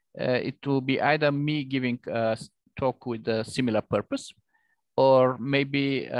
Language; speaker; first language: English; non-native, fluent; Bulgarian